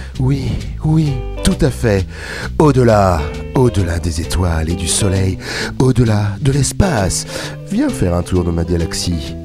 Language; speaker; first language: French; native; French